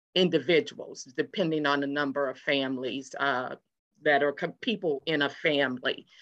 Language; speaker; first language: English; native; English